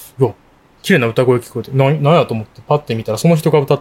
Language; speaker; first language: Japanese; native; Japanese